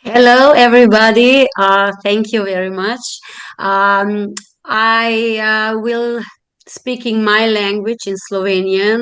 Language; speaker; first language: English; non-native, learner; Slovenian